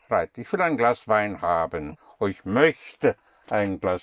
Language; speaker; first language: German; non-native, fluent; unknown